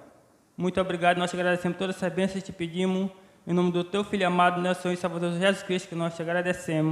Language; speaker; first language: Portuguese; native; Portuguese